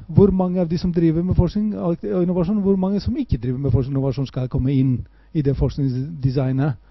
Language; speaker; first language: Norwegian; non-native, fluent; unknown